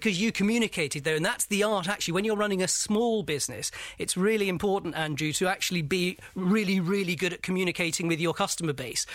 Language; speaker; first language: English; native; English